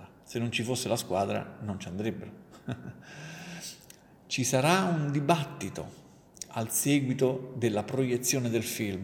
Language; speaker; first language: Italian; native; Italian